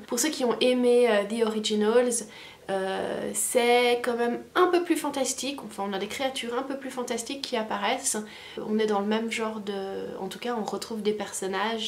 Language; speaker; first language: French; native; French